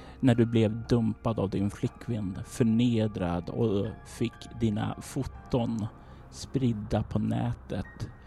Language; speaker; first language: Swedish; native; Swedish